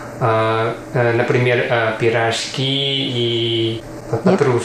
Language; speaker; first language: Russian; non-native, learner; Chinese